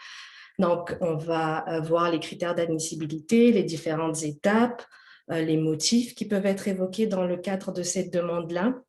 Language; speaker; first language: French; native; French